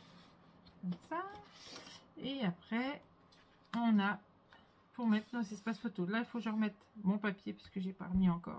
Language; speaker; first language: French; native; French